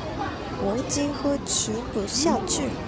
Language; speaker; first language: Chinese; non-native, learner; Japanese